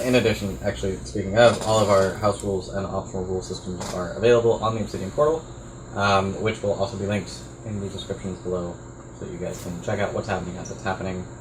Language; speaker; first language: English; native; English